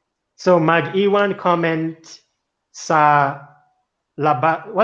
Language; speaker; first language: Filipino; non-native, learner; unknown